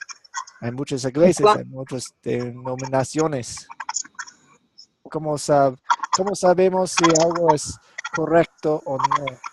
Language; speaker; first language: Spanish; non-native, fluent; English